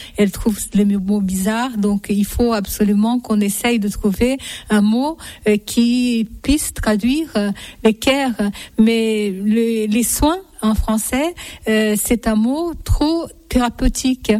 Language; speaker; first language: French; non-native, fluent; Japanese